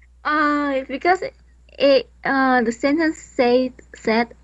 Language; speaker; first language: English; non-native, learner; Chinese